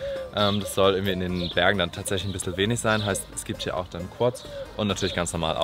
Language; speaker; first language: German; native; German